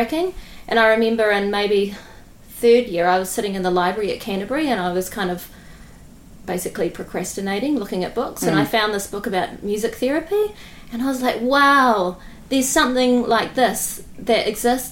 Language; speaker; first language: English; native; English